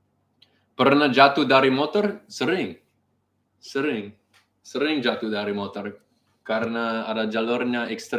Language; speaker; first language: Indonesian; non-native, learner; English